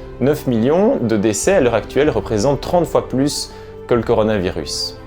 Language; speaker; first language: French; native; French